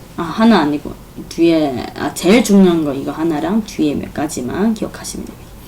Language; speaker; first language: Korean; non-native, fluent; Chinese